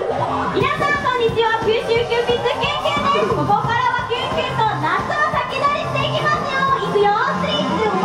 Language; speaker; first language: Japanese; native; Japanese